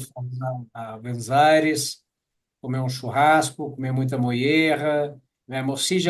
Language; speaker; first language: Portuguese; native; Portuguese